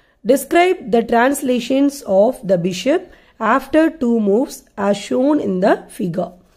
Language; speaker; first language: English; non-native, local second language; Tamil